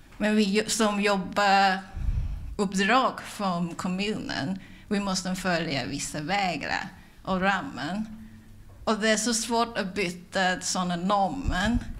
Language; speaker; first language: Swedish; non-native, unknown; Cantonese